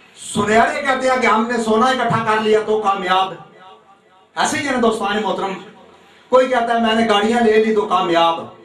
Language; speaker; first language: Urdu; non-native, local second language; Punjabi